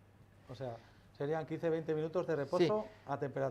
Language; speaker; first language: Spanish; native; Spanish